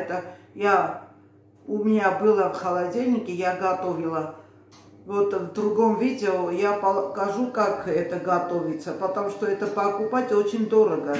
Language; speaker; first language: Russian; non-native, fluent; Armenian